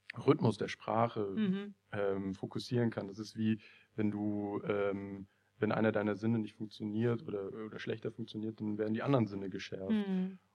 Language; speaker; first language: German; native; German